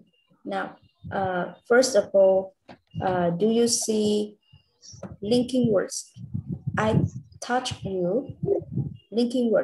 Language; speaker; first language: English; non-native, learner; Vietnamese